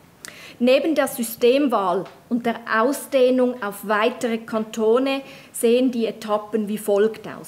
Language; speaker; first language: German; native; German